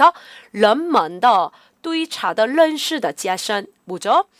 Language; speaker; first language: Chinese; non-native, fluent; Korean